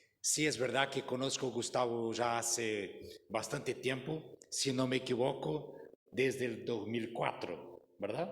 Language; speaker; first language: Spanish; non-native, fluent; Portuguese